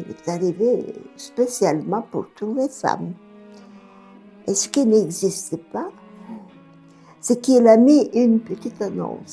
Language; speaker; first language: French; non-native, fluent; Bulgarian